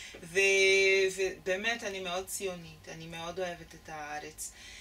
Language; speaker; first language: Hebrew; non-native, fluent; Portuguese